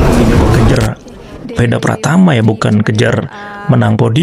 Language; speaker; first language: Indonesian; native; Indonesian